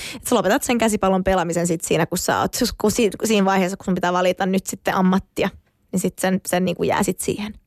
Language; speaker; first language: Finnish; non-native, local second language; Swedish